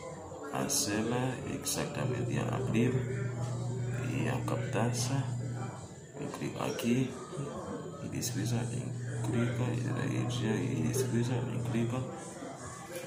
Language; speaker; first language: Spanish; non-native, learner; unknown